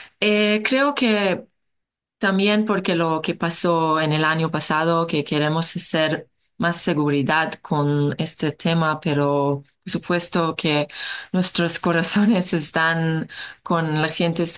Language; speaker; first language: Spanish; non-native, learner; Hebrew